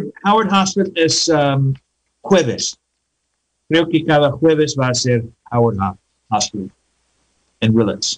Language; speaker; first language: Spanish; non-native, learner; English